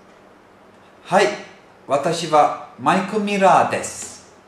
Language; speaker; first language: Japanese; non-native, fluent; Turkish